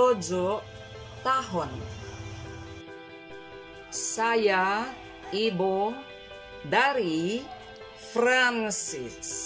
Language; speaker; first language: Indonesian; non-native, learner; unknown